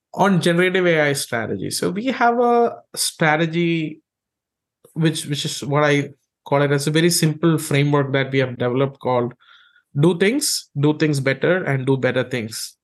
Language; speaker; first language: English; non-native, local second language; Malayalam